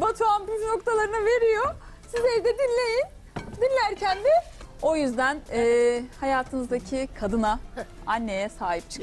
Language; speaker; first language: Turkish; native; Turkish